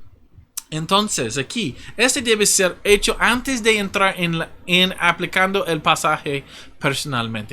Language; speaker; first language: Spanish; non-native, fluent; English